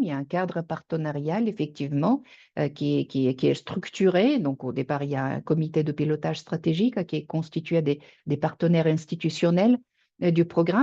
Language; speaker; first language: French; native; French